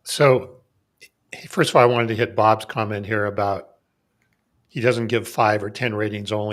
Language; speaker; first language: English; native; English